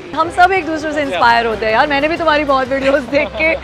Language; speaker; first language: Hindi; native; Hindi